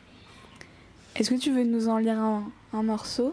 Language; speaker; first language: French; native; French